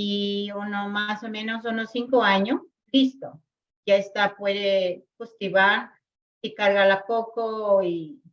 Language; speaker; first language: Spanish; non-native, local second language; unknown